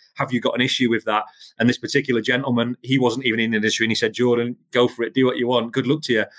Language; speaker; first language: English; native; English